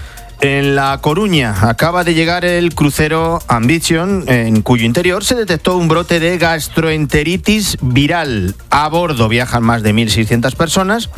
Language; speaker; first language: Spanish; native; Spanish